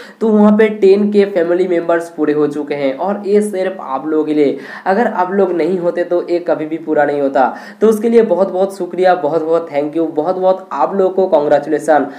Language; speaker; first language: Hindi; non-native, local second language; Bangla